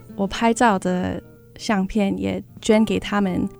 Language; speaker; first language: Chinese; early bilingual, heritage; Chinese